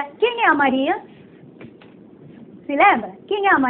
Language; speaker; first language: Portuguese; non-native, fluent; Spanish